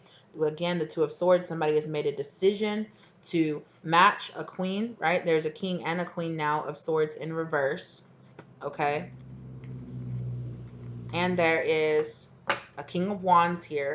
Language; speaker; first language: English; native; English